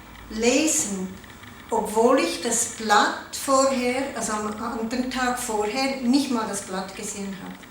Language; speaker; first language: German; non-native, local second language; Italian